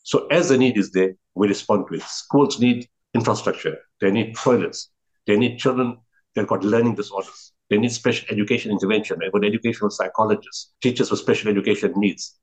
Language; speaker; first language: English; native; English